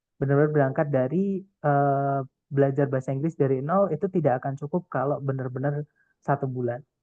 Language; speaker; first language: Indonesian; non-native, local second language; Javanese